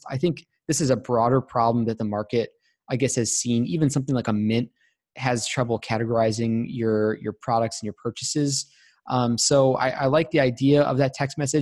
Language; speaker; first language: English; native; English